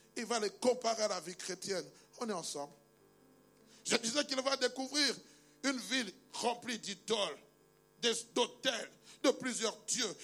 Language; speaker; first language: French; non-native, local second language; Luba-Lulua